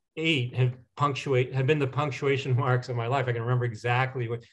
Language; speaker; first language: English; non-native, fluent; Spanish